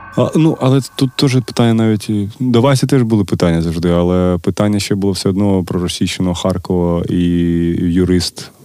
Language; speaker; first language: Ukrainian; non-native, local second language; Russian